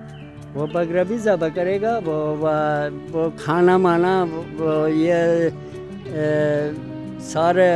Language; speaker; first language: Hindi; non-native, local second language; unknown